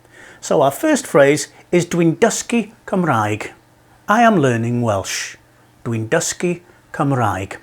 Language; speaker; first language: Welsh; non-native, learner; English